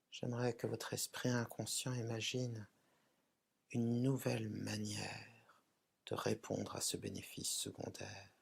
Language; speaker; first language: French; native; French